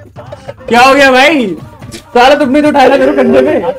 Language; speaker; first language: Hindi; native; Hindi